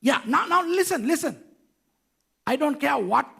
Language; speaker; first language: English; non-native, local second language; Sinhala